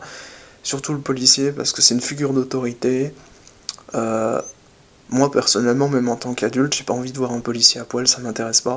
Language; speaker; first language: French; native; French